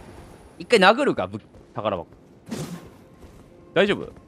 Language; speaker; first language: Japanese; native; Japanese